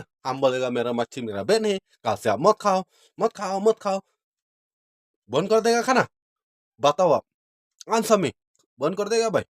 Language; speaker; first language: Hindi; non-native, local second language; Khasi